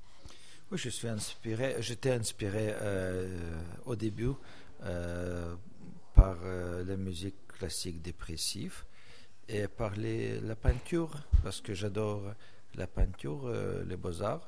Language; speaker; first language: French; non-native, fluent; Russian